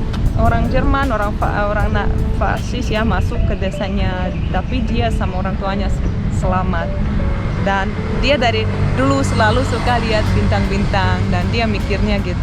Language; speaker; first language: Indonesian; non-native, fluent; Russian